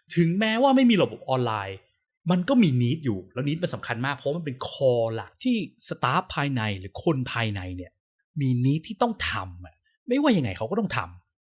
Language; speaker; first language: Thai; native; Thai